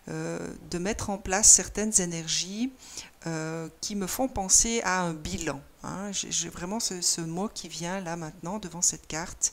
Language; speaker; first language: French; native; French